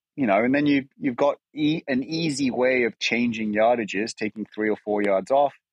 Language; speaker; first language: English; native; English